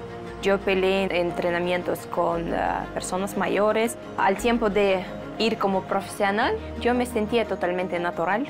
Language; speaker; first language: Spanish; non-native, fluent; Russian